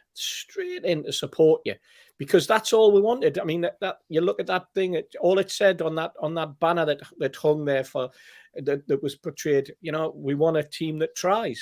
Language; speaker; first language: English; native; English